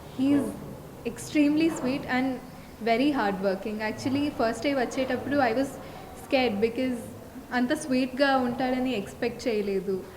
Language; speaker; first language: Telugu; non-native, fluent; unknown